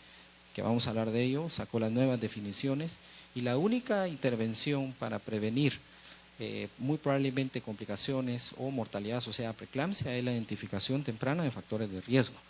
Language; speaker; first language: Spanish; native; Spanish